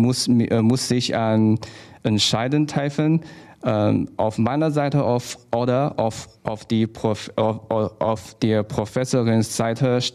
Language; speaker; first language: German; non-native, fluent; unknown